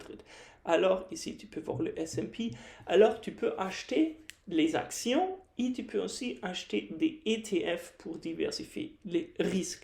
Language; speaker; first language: French; non-native, fluent; German